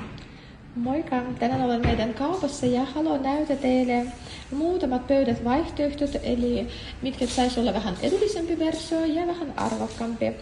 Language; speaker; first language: Finnish; non-native, fluent; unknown